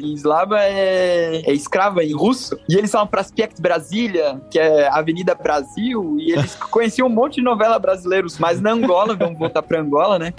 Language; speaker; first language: Portuguese; native; Portuguese